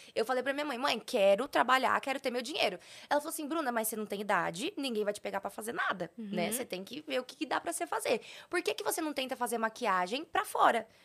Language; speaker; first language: Portuguese; native; Portuguese